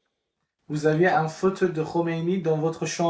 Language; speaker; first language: French; non-native, learner; Persian